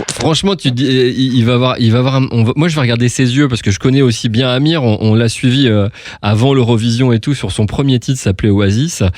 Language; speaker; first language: French; native; French